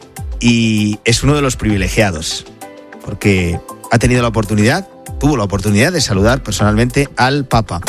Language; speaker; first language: Spanish; native; Spanish